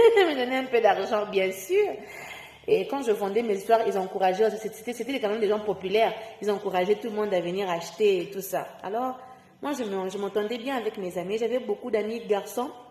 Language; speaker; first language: French; non-native, local second language; Lingala